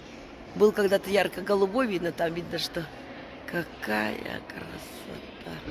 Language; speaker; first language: Russian; native; Russian